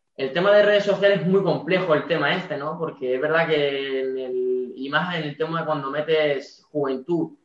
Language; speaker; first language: Spanish; native; Spanish